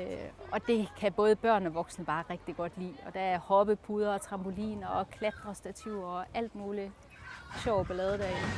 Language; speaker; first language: Danish; native; Danish